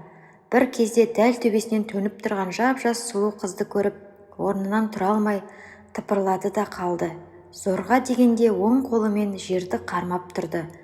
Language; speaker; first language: Kazakh; native; Kazakh